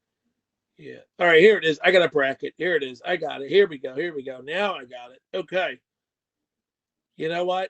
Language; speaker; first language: English; native; English